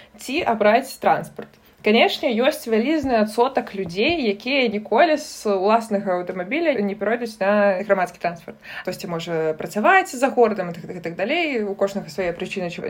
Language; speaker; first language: Belarusian; non-native, local second language; Russian